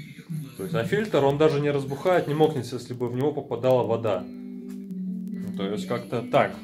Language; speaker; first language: Russian; native; Russian